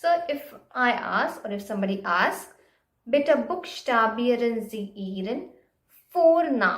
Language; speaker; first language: German; non-native, fluent; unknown